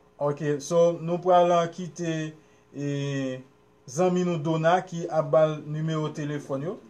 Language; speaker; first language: Haitian Creole; native; Haitian Creole